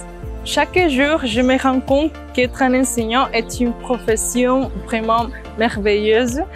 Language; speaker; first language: French; non-native, fluent; Spanish